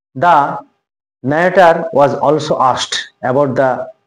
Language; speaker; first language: English; non-native, local second language; Bangla